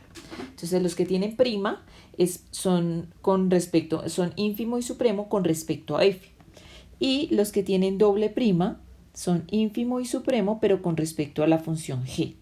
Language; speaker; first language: Spanish; native; Spanish